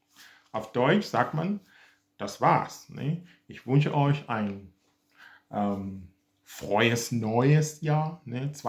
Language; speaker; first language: German; non-native, fluent; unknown